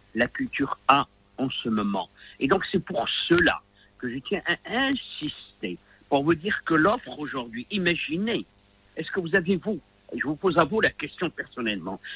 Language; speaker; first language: French; non-native, local second language; Arabic